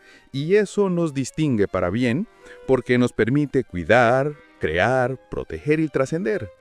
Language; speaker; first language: Spanish; native; Spanish